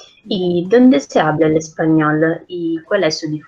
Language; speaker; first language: Spanish; non-native, learner; Italian